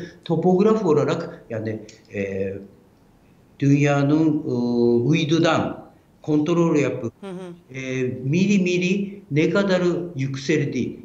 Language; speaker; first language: Turkish; non-native, fluent; Japanese